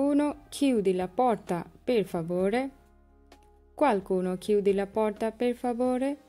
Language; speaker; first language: Italian; non-native, learner; Bangla